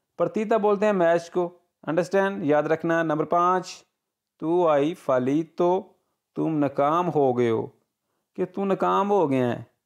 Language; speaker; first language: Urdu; non-native, local second language; Punjabi